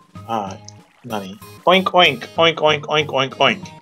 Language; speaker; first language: Japanese; non-native, fluent; English